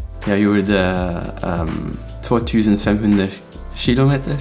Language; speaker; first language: Swedish; non-native, learner; Dutch